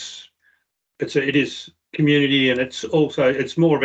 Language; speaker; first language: English; native; English